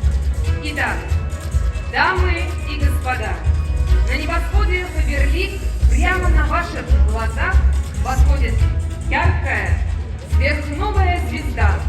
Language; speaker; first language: Russian; native; Russian